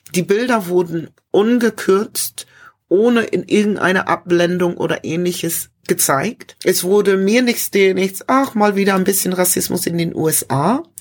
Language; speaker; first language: German; early bilingual, other home language; English